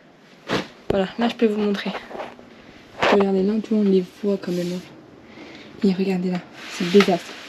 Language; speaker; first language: French; native; French